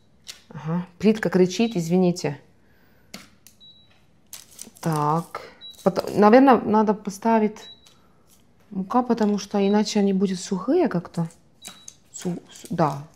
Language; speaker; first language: Russian; non-native, fluent; Estonian